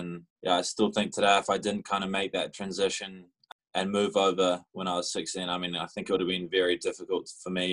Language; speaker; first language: English; native; English